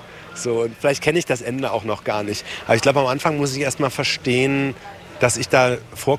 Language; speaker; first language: German; native; German